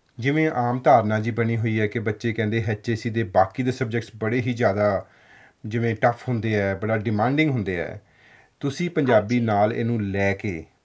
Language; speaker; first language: Punjabi; native; Punjabi